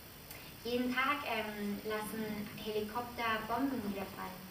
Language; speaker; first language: German; native; German